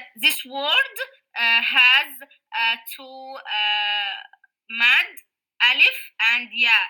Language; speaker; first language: English; non-native, learner; Arabic